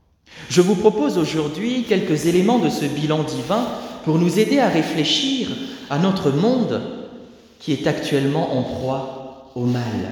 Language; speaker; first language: French; native; French